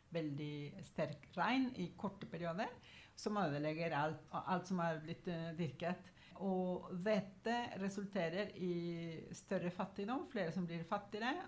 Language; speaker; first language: Norwegian; non-native, fluent; Spanish